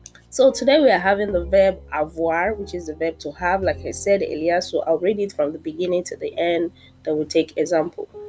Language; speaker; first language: English; non-native, local second language; Yoruba